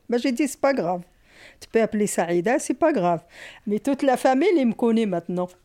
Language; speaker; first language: French; non-native, fluent; Arabic